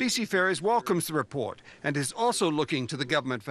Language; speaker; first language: English; native; English